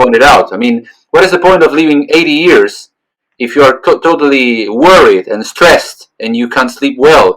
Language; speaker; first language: English; non-native, fluent; Spanish